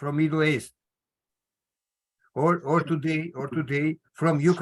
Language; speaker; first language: English; non-native, learner; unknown